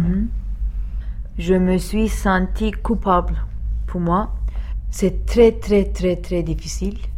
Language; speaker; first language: French; non-native, learner; Turkish